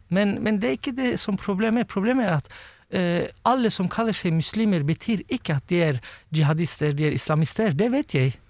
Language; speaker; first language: Norwegian; non-native, fluent; Turkish